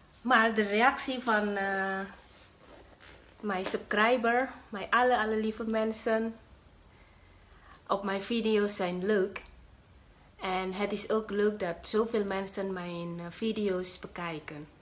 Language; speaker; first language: Dutch; non-native, fluent; Javanese